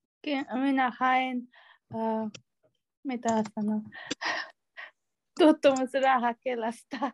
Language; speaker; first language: Finnish; non-native, learner; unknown